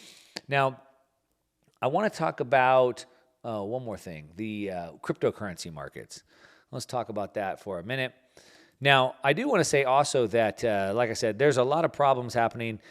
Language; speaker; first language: English; native; English